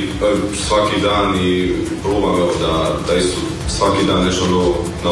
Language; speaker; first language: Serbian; early bilingual, heritage; Croatian